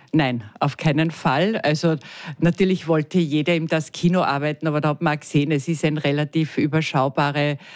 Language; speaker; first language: German; native; German